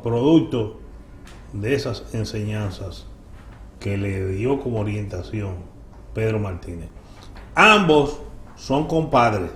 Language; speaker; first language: Spanish; native; Spanish